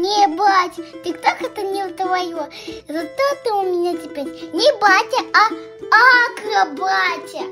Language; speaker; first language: Russian; native; Russian